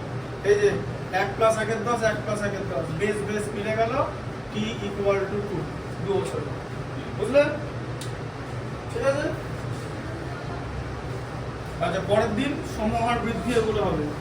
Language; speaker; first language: Bangla; native; Bangla